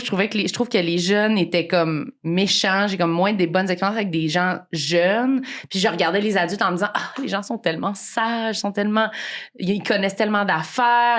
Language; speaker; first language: French; native; French